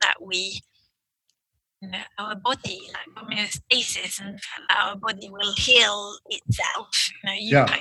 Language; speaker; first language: English; non-native, fluent; French